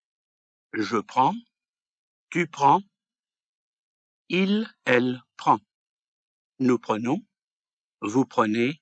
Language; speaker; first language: French; native; French